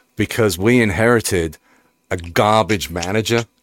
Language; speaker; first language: English; native; English